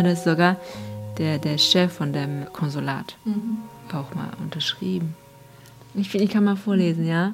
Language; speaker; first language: German; non-native, fluent; Chinese